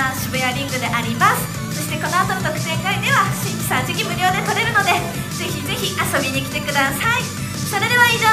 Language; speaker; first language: Japanese; native; Japanese